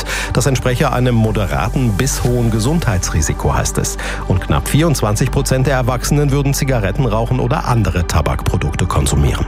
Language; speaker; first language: German; native; German